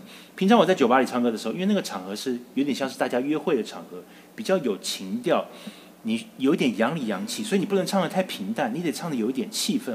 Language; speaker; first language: Chinese; native; Chinese